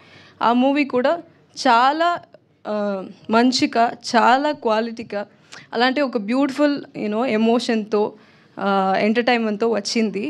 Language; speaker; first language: Telugu; non-native, local second language; Tamil